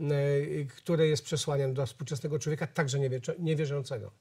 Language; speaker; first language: Polish; native; Polish